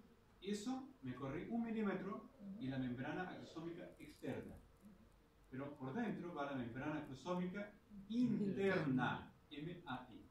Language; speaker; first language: Spanish; native; Spanish